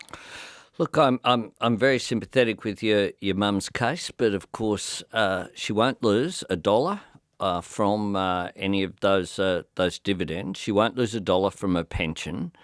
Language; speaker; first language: English; native; English